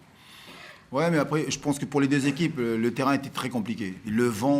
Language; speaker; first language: French; native; French